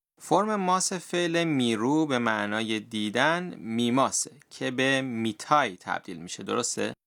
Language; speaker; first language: Persian; native; Persian